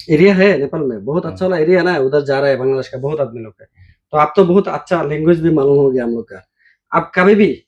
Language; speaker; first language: Hindi; non-native, learner; Bangla